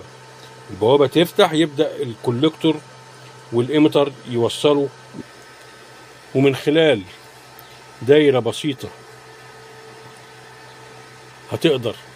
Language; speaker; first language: Arabic; native; Arabic